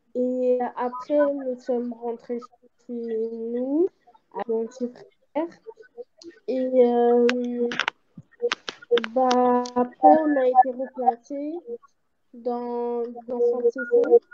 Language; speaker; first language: French; early bilingual, other home language; Portuguese